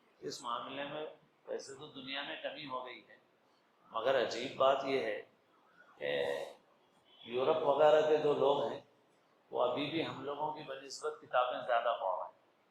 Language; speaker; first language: Urdu; native; Urdu